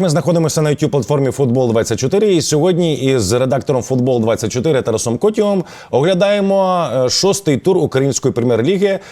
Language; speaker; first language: Ukrainian; native; Ukrainian